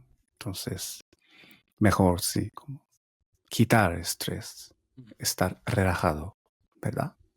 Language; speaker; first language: Spanish; non-native, fluent; Japanese